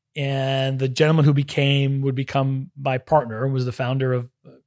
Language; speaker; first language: English; native; English